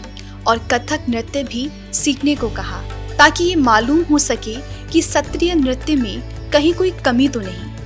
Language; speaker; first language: Hindi; native; Hindi